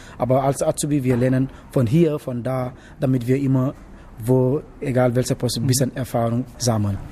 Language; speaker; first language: German; non-native, learner; Wolof